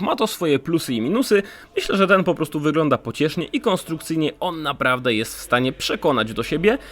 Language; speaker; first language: Polish; native; Polish